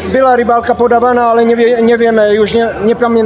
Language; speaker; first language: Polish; non-native, learner; Czech